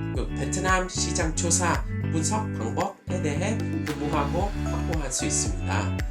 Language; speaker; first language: Korean; non-native, fluent; Vietnamese